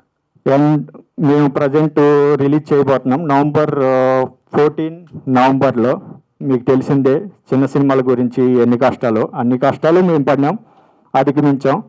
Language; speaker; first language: Telugu; native; Telugu